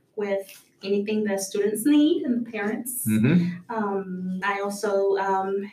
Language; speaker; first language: English; early bilingual, other home language; Spanish